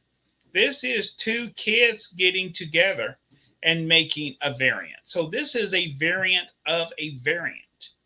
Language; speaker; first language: English; native; English